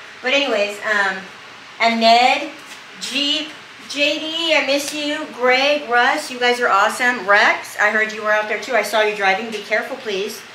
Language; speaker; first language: English; native; English